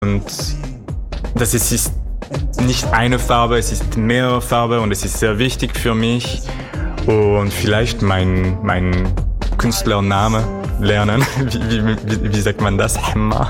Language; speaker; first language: German; non-native, learner; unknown